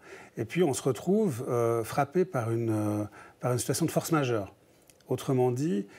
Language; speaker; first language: French; native; French